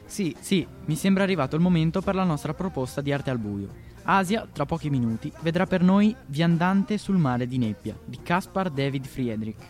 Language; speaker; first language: Italian; native; Italian